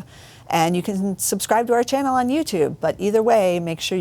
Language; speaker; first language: English; native; English